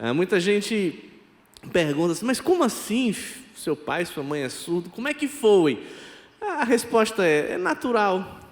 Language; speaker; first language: Portuguese; non-native, local second language; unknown